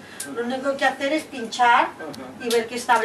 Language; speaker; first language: Spanish; native; Spanish